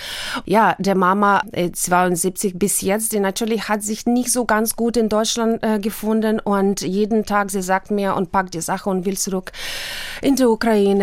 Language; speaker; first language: German; non-native, fluent; Ukrainian